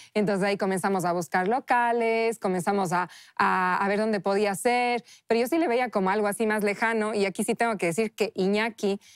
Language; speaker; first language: Spanish; native; Spanish